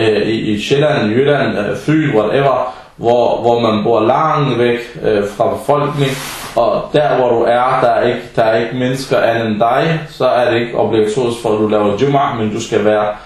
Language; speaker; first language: Danish; non-native, fluent; Arabic